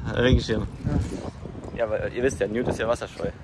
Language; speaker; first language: German; native; German